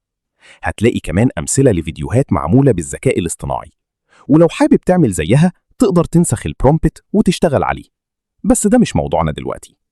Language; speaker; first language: Arabic; native; Arabic